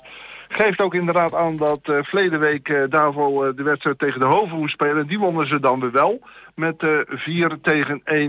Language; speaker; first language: Dutch; native; Dutch